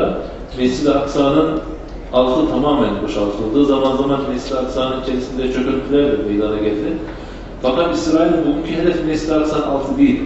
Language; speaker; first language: Turkish; native; Turkish